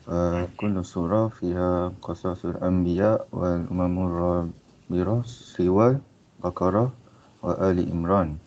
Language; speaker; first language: Arabic; non-native, learner; Malay